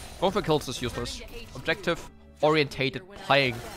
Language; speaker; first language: English; non-native, fluent; German